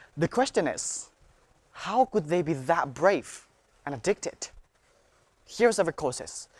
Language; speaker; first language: English; non-native, learner; Indonesian